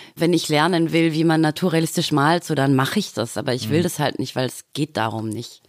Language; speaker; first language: German; native; German